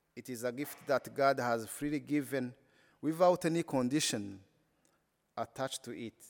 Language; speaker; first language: English; non-native, local second language; Kinyarwanda